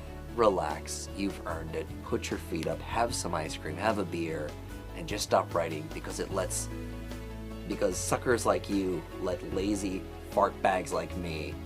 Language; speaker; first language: English; native; English